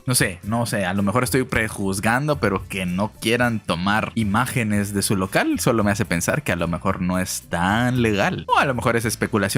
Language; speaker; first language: Spanish; native; Spanish